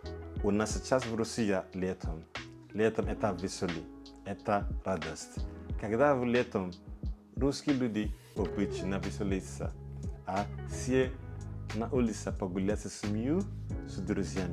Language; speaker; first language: Russian; non-native, learner; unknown